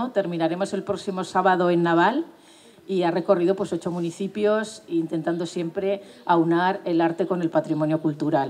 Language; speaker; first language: Spanish; native; Spanish